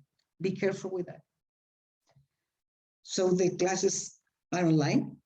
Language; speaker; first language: English; non-native, fluent; Spanish